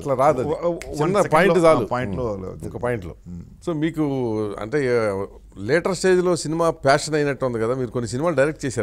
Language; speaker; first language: Telugu; native; Telugu